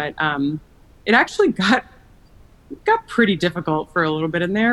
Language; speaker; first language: English; native; English